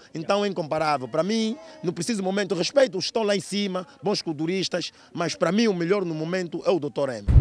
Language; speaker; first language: Portuguese; non-native, local second language; Kongo